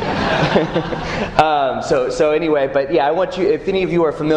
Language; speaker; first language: English; native; English